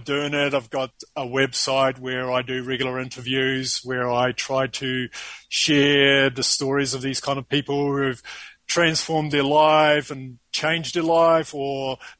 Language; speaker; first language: English; native; English